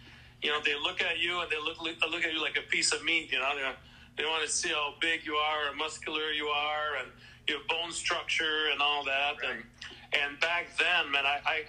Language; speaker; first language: English; non-native, fluent; French